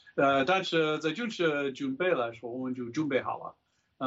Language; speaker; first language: Chinese; non-native, fluent; English